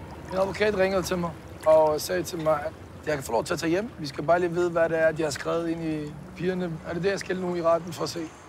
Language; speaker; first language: Danish; early bilingual, other home language; Arabic